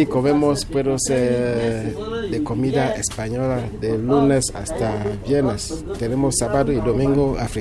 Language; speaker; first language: Spanish; non-native, fluent; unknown